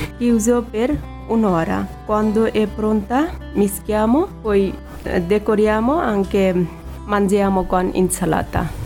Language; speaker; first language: Italian; non-native, learner; Bangla